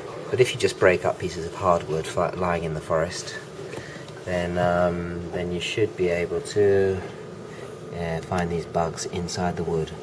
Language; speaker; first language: English; native; English